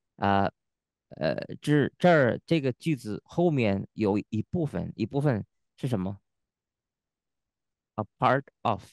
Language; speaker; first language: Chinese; non-native, fluent; Indonesian